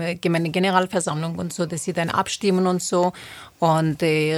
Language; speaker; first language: German; non-native, fluent; Turoyo